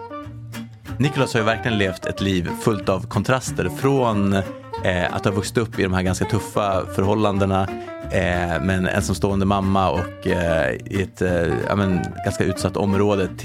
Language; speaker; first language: Swedish; native; Swedish